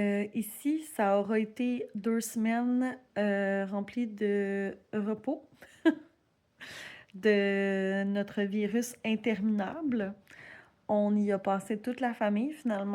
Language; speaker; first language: French; native; French